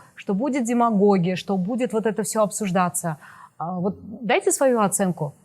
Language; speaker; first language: Russian; non-native, local second language; Kazakh